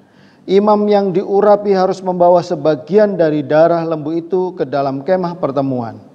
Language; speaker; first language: Indonesian; native; Indonesian